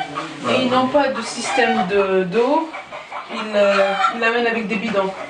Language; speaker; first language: French; non-native, local second language; Arabic